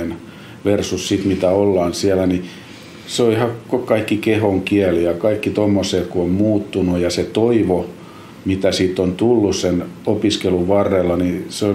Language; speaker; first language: Finnish; native; Finnish